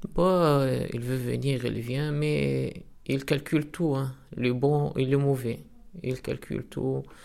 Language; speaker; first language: French; non-native, local second language; Arabic